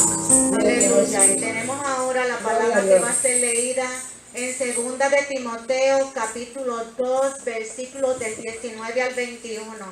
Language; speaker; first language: Spanish; native; Spanish